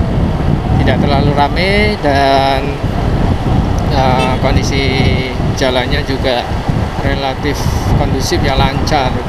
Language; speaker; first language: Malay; non-native, local second language; Javanese